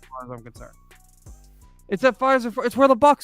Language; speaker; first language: English; native; English